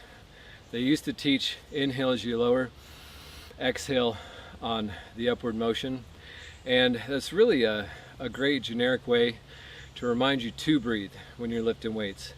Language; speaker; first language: English; native; English